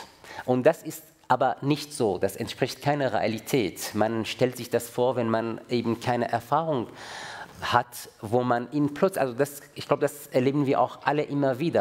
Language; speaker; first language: German; non-native, fluent; Persian